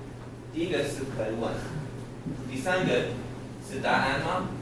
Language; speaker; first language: Chinese; non-native, learner; English